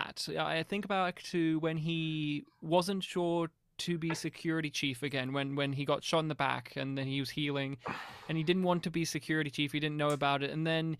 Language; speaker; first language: English; native; English